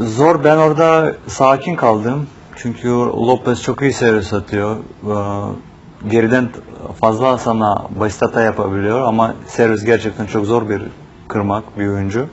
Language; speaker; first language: Turkish; non-native, fluent; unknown